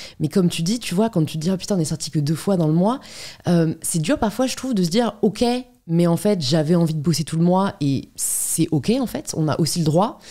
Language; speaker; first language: French; native; French